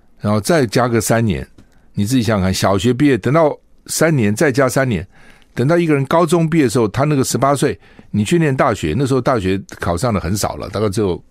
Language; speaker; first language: Chinese; native; Chinese